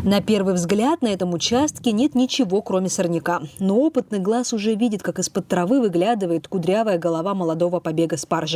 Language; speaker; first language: Russian; native; Russian